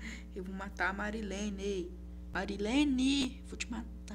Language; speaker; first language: Portuguese; native; Portuguese